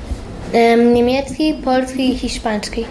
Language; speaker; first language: Polish; early bilingual, heritage; Polish